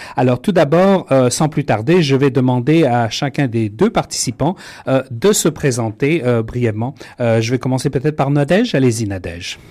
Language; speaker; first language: French; native; French